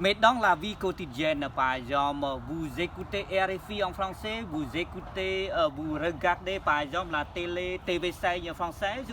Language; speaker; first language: French; non-native, fluent; Khmer